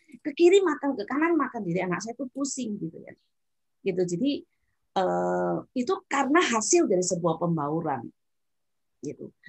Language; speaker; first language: Indonesian; native; Indonesian